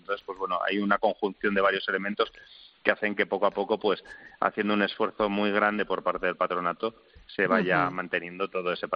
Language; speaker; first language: Spanish; native; Spanish